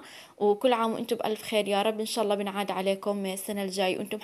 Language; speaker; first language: Arabic; native; Arabic